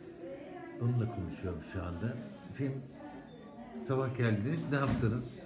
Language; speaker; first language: Turkish; native; Turkish